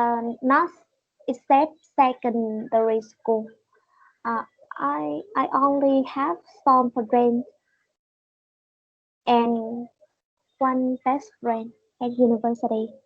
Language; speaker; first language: English; non-native, learner; Vietnamese